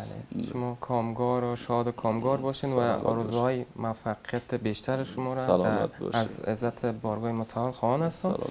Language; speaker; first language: Persian; native; Persian